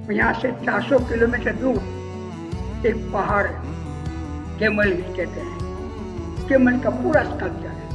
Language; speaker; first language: Hindi; non-native, local second language; Gujarati